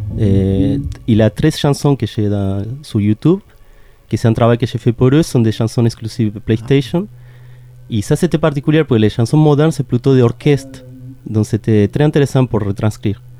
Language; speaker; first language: French; non-native, fluent; Spanish